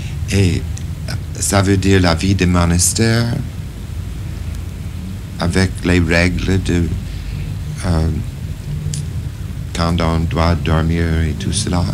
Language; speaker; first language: French; non-native, fluent; English